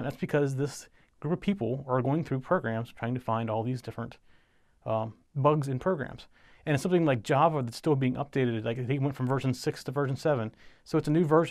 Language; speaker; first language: English; native; English